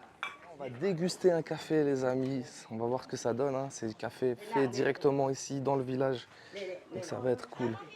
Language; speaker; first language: French; native; French